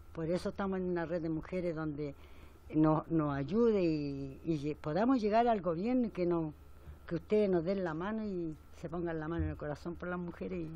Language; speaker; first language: Spanish; native; Spanish